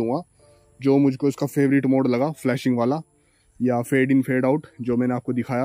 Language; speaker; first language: Hindi; native; Hindi